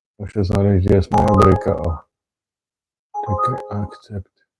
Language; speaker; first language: Polish; native; Polish